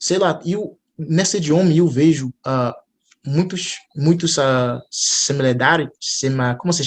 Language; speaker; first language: Portuguese; non-native, fluent; English